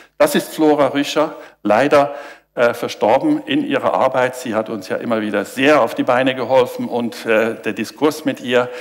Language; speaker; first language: German; native; German